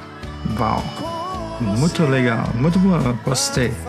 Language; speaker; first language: Portuguese; non-native, fluent; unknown